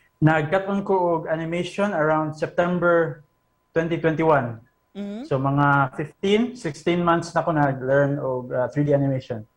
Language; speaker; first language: Cebuano; native; Cebuano